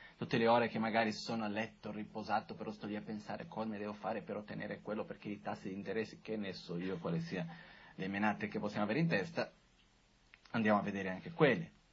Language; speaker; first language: Italian; non-native, fluent; Portuguese